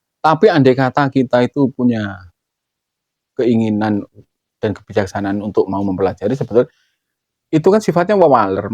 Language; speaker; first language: Indonesian; non-native, local second language; Javanese